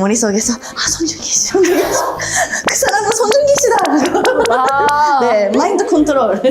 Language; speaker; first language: Korean; non-native, learner; Japanese